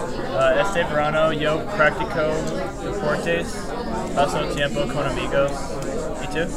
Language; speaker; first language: Spanish; non-native, learner; English